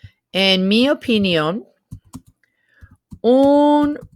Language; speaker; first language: Spanish; non-native, fluent; English